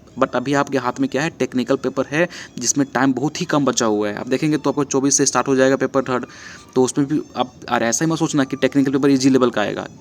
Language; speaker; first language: Hindi; native; Hindi